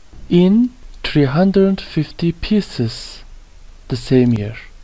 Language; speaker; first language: English; non-native, fluent; Turkish